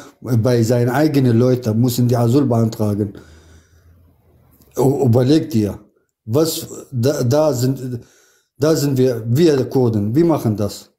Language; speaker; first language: German; non-native, fluent; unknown